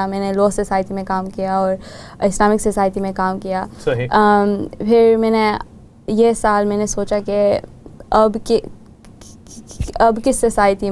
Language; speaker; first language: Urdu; non-native, learner; Gujarati